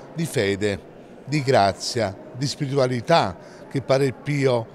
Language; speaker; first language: Italian; native; Italian